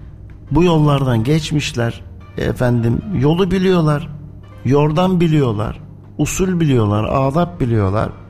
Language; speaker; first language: Turkish; native; Turkish